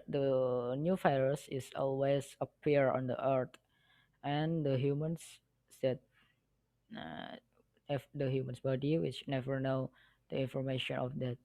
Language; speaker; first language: English; non-native, learner; Indonesian